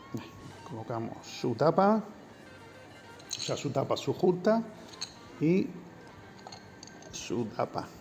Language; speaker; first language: Spanish; native; Spanish